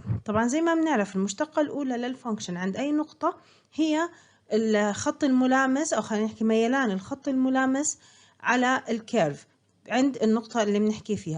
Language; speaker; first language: Arabic; native; Arabic